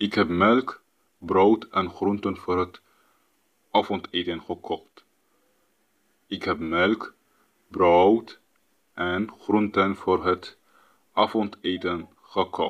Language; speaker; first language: Dutch; non-native, fluent; Tigrinya